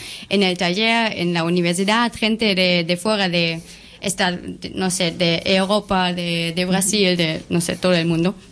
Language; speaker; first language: Spanish; non-native, learner; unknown